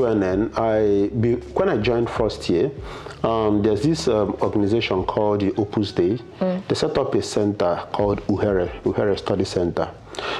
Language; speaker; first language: English; non-native, local second language; Igbo